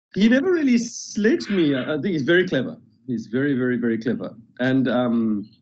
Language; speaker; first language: English; native; English